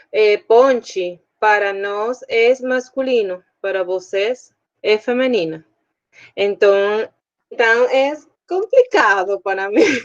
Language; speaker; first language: Portuguese; non-native, learner; Spanish